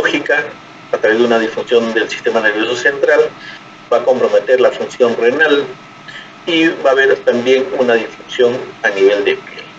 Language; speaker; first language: Spanish; native; Spanish